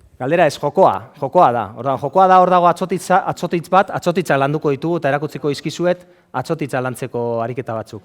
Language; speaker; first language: Basque; native; Basque